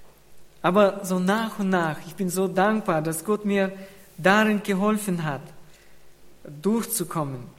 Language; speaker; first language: German; non-native, fluent; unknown